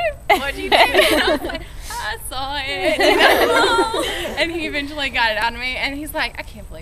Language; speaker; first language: English; native; English